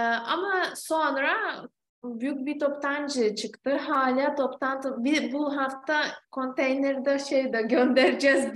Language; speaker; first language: Turkish; non-native, fluent; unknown